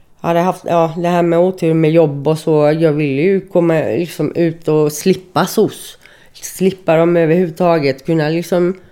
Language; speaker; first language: Swedish; early bilingual, other home language; Spanish